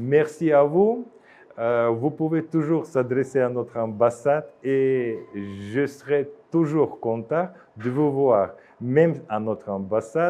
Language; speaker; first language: French; non-native, fluent; Russian